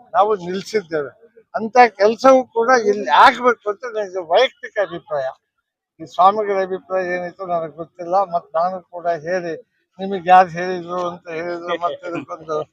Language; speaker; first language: Kannada; non-native, local second language; Lambadi